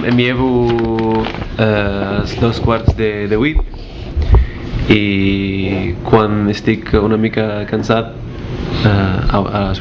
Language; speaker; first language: Catalan; non-native, learner; Arabic